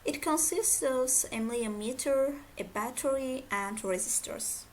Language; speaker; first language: English; non-native, fluent; Azerbaijani